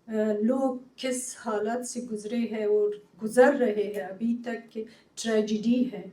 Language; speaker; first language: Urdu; non-native, fluent; Persian